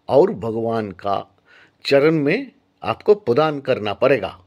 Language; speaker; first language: Hindi; non-native, local second language; Bangla